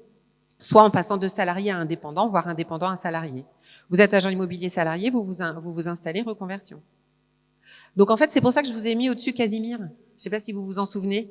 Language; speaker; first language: French; native; French